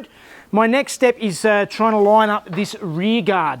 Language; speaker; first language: English; native; English